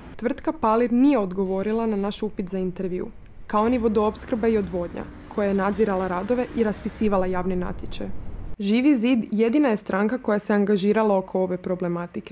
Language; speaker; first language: Croatian; native; Croatian